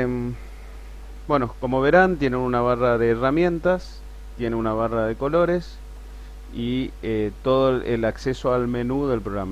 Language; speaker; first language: Spanish; native; Spanish